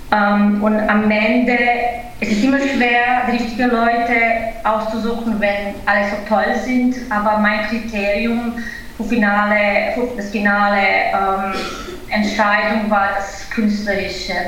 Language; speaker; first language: German; non-native, fluent; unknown